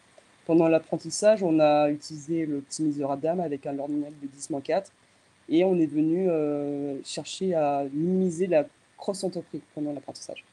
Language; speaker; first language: French; native; French